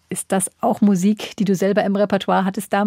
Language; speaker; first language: German; native; German